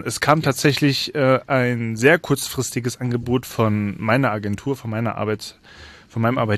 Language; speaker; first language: German; native; German